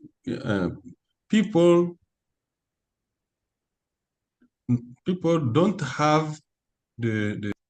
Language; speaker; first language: English; non-native, learner; French